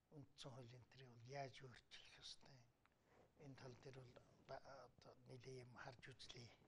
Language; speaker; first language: Mongolian; native; Mongolian